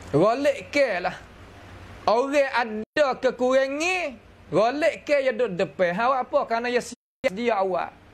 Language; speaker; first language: Malay; native; Malay